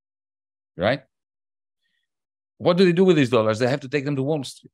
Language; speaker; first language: English; non-native, fluent; Greek